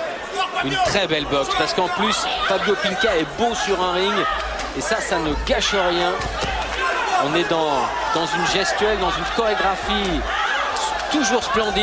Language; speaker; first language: French; native; French